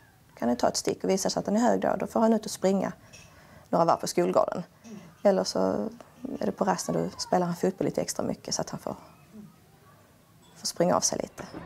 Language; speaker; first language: Swedish; native; Swedish